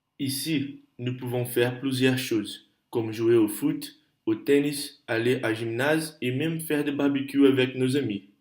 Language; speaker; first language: French; non-native, learner; Portuguese